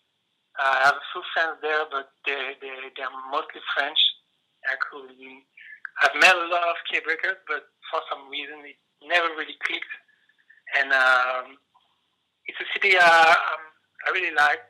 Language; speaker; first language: English; non-native, fluent; French